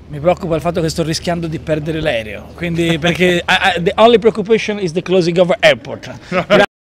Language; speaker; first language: Italian; native; Italian